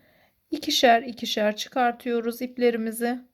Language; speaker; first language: Turkish; native; Turkish